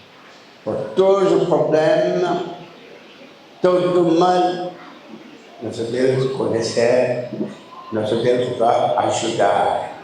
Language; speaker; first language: Portuguese; non-native, learner; Lingala